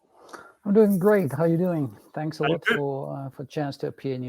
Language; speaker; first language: English; non-native, fluent; Finnish